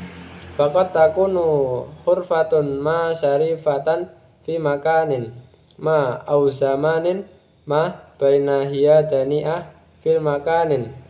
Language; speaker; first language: Arabic; non-native, learner; Indonesian